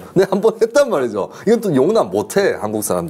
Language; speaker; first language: Korean; native; Korean